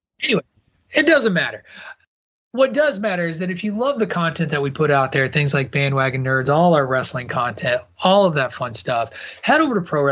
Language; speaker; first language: English; native; English